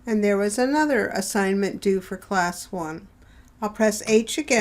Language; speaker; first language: English; native; English